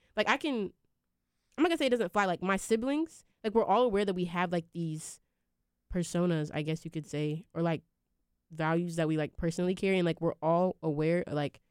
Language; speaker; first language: English; early bilingual, other home language; Akan